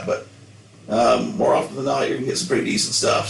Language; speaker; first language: English; native; English